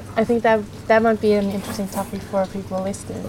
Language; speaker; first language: English; non-native, fluent; Norwegian